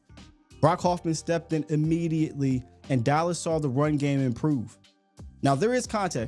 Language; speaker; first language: English; native; English